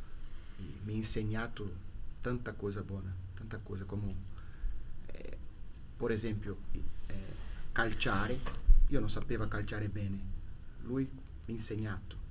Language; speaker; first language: Italian; non-native, learner; Portuguese